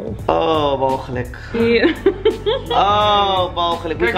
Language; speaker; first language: Dutch; non-native, learner; English